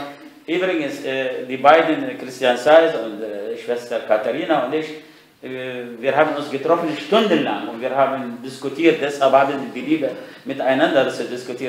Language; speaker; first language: German; non-native, fluent; Arabic